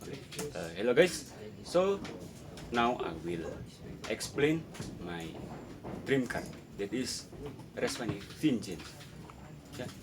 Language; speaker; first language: English; non-native, learner; Indonesian